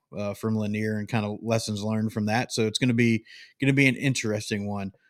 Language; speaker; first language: English; native; English